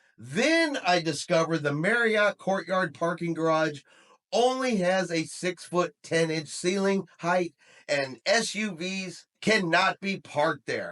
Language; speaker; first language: English; native; English